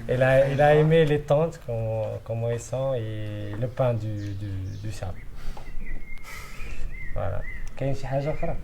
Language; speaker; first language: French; non-native, local second language; Arabic